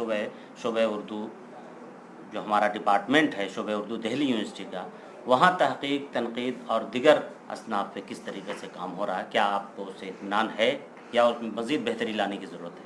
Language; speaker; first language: Urdu; native; Urdu